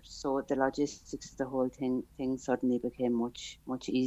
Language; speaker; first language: English; native; English